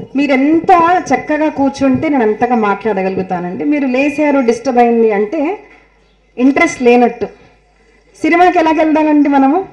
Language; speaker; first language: Telugu; non-native, local second language; Marathi